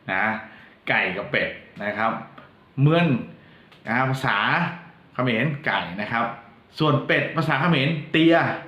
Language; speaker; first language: Thai; non-native, local second language; Northern Khmer